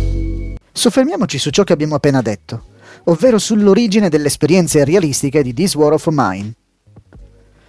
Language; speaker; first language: Italian; native; Italian